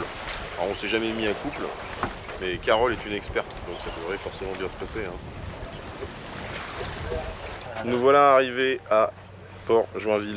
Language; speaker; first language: French; native; French